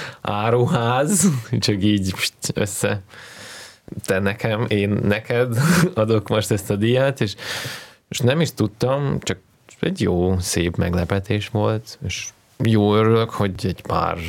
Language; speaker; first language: Hungarian; non-native, fluent; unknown